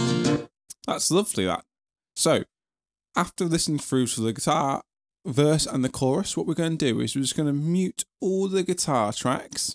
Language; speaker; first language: English; native; English